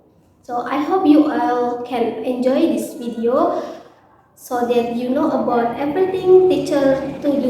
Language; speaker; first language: English; non-native, learner; Indonesian